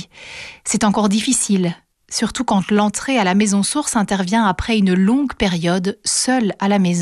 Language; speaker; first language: French; native; French